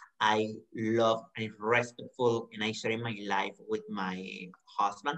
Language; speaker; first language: English; non-native, learner; Spanish